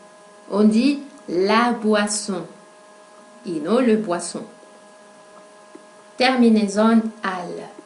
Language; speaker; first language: French; non-native, fluent; Spanish